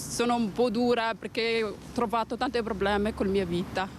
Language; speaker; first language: Italian; non-native, learner; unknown